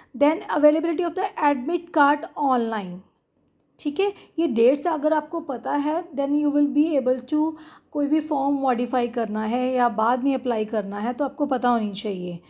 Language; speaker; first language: Hindi; non-native, local second language; Punjabi